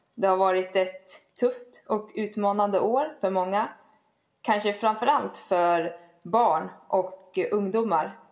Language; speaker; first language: Swedish; native; Swedish